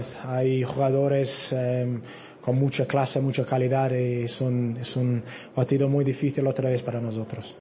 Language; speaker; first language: Spanish; non-native, learner; English